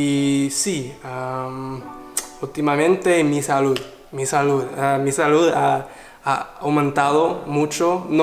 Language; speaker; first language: Spanish; non-native, learner; English